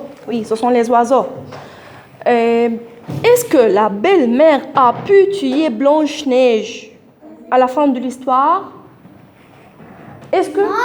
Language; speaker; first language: French; non-native, fluent; Arabic